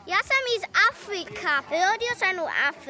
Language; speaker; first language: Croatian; non-native, learner; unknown